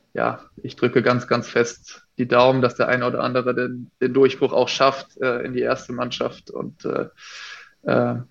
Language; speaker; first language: German; native; German